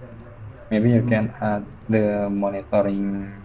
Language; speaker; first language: English; non-native, fluent; Indonesian